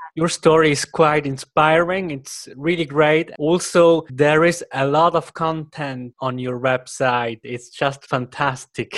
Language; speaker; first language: English; non-native, fluent; German